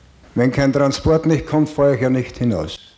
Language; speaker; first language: German; native; German